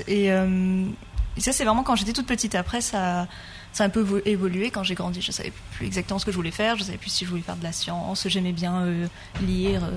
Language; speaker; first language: French; native; French